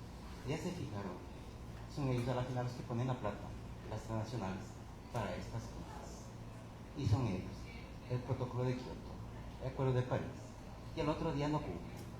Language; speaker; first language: Spanish; native; Spanish